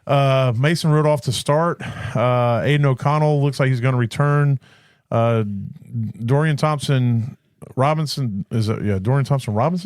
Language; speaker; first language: English; native; English